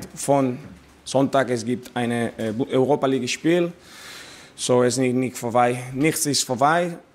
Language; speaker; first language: German; non-native, learner; Spanish